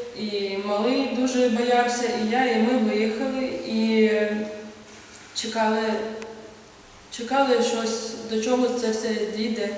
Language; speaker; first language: Ukrainian; native; Ukrainian